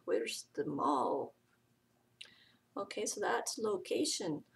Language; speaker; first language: English; native; English